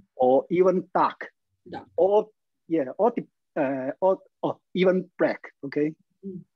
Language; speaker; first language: English; non-native, learner; Chinese